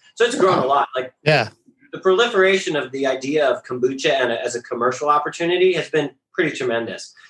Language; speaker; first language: English; native; English